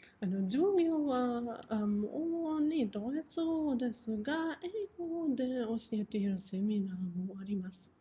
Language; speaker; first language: Japanese; non-native, fluent; German